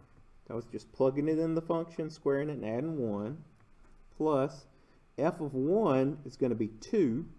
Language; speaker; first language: English; native; English